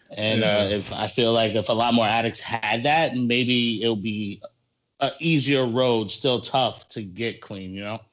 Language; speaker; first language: English; native; English